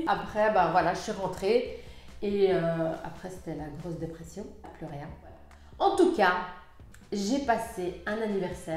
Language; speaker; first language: French; native; French